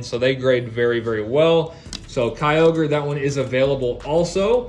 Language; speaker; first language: English; native; English